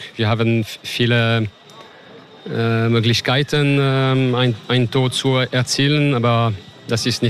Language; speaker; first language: German; non-native, learner; French